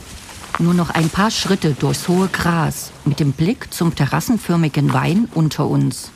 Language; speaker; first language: German; native; German